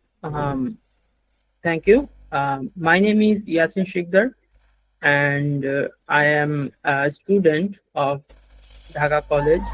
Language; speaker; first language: English; non-native, learner; Bangla